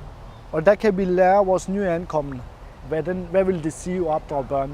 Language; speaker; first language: Danish; non-native, fluent; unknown